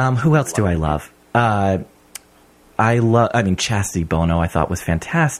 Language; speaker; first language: English; native; English